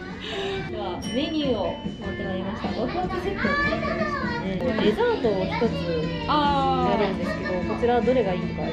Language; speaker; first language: Japanese; native; Japanese